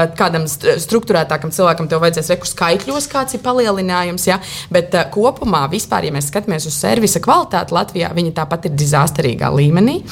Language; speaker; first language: Latvian; native; Latvian